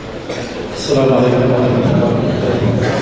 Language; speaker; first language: Arabic; native; Arabic